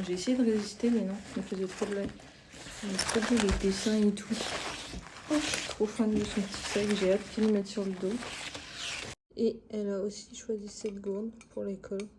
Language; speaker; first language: French; native; French